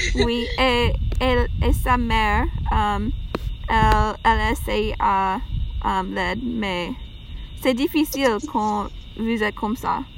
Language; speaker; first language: French; non-native, learner; English